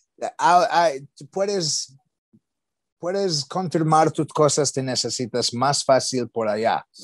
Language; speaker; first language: Spanish; non-native, learner; English